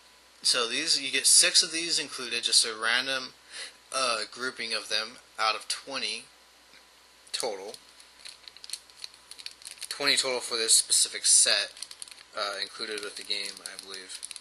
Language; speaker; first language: English; native; English